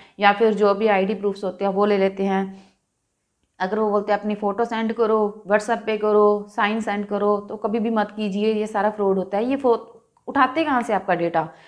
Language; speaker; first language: Hindi; non-native, local second language; Punjabi